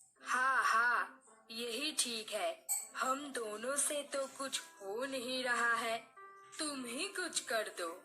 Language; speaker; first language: Hindi; non-native, local second language; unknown